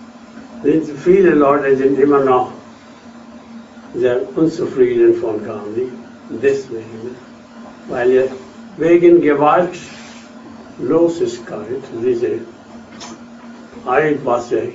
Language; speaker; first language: German; non-native, fluent; Hindi